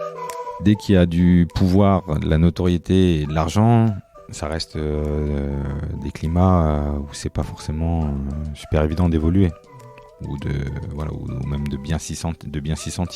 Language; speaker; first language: French; native; French